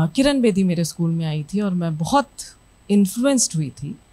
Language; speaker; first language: Hindi; native; Hindi